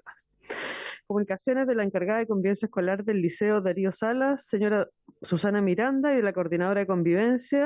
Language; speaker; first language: Spanish; native; Spanish